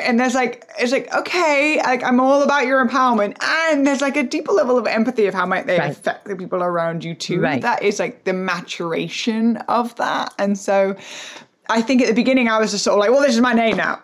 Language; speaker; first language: English; native; English